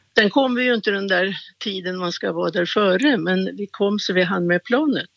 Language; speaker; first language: Swedish; native; Swedish